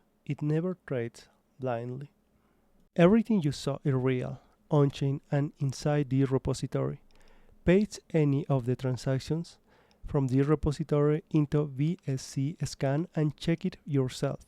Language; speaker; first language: English; non-native, fluent; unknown